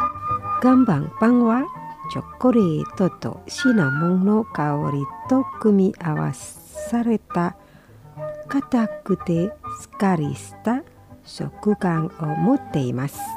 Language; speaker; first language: Japanese; non-native, fluent; Indonesian